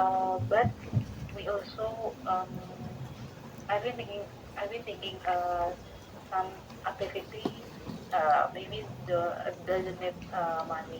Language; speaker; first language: English; non-native, learner; Indonesian